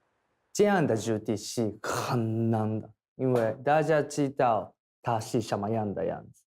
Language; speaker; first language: Chinese; non-native, fluent; Korean